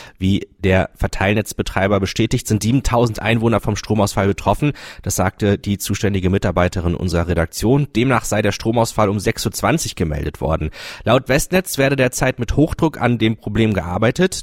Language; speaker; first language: German; native; German